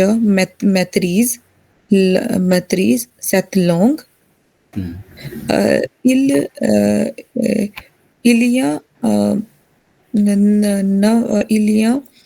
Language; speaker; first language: French; non-native, learner; Hindi